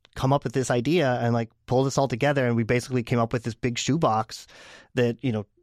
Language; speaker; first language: English; native; English